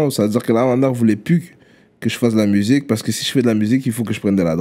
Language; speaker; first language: French; native; French